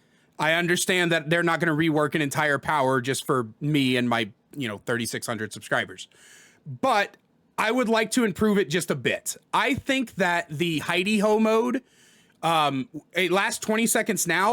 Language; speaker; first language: English; native; English